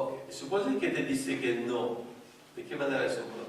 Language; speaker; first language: Spanish; non-native, fluent; French